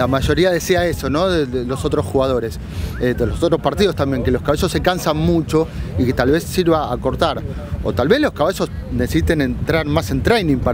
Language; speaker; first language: Spanish; native; Spanish